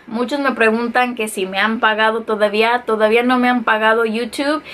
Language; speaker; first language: Spanish; early bilingual, heritage; Spanish